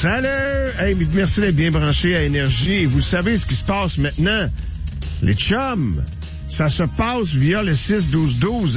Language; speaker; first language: French; native; French